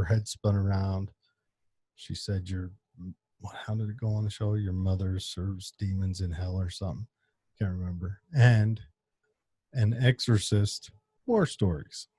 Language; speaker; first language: English; native; English